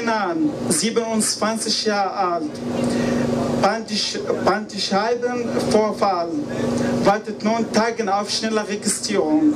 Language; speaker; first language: German; non-native, learner; Arabic